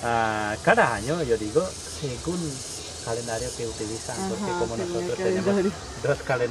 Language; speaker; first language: Spanish; non-native, learner; Balinese